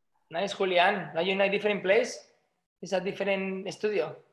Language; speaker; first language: English; non-native, fluent; Spanish